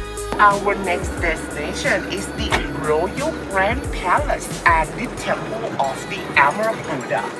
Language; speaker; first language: English; non-native, learner; Thai